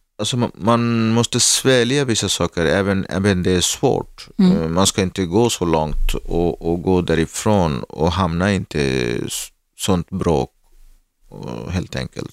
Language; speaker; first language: Swedish; non-native, learner; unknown